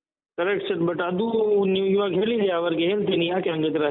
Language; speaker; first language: Kannada; non-native, fluent; Hindi